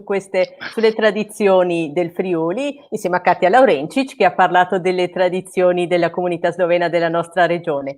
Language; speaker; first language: Italian; native; Italian